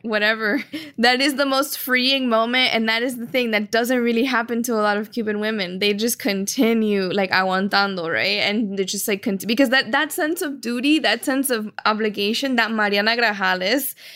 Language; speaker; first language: English; early bilingual, other home language; Spanish